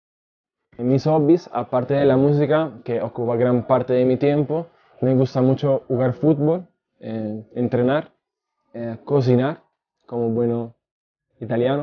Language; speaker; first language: Spanish; non-native, fluent; Italian